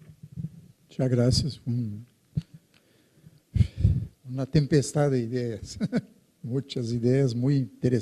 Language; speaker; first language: Spanish; non-native, fluent; Portuguese